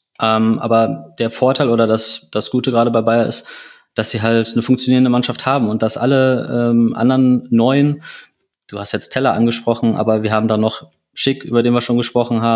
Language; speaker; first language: German; native; German